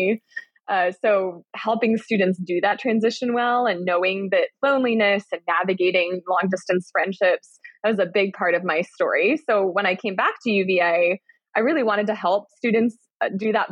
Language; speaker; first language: English; native; English